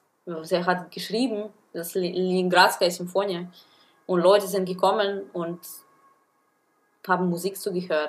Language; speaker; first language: German; non-native, fluent; Russian